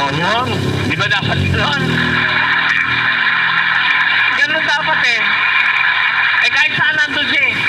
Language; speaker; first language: Filipino; native; Filipino